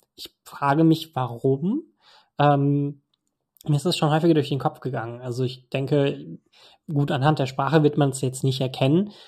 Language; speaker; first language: German; early bilingual, other home language; Turkish